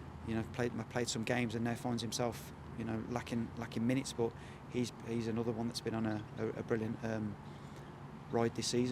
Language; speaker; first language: English; native; English